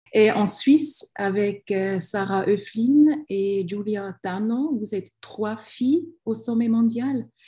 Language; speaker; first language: French; non-native, local second language; German